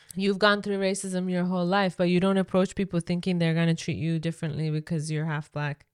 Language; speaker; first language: English; non-native, fluent; Persian